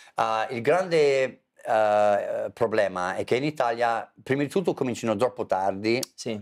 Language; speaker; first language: Italian; non-native, fluent; English